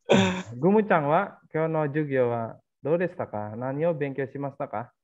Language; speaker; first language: Japanese; non-native, fluent; Indonesian